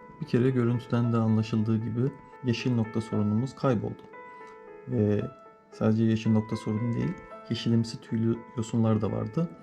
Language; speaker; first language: Turkish; native; Turkish